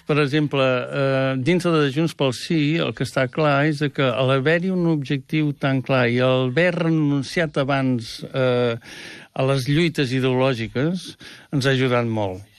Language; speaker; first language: Catalan; native; Catalan